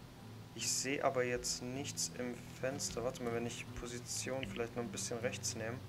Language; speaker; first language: German; native; German